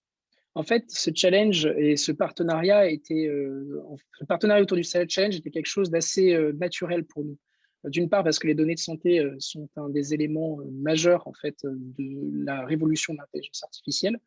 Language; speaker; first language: French; native; French